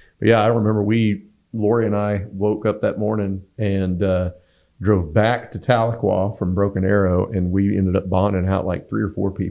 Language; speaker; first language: English; native; English